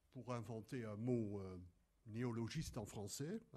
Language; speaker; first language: French; non-native, fluent; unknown